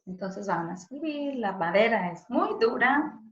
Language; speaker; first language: Spanish; early bilingual, heritage; Spanish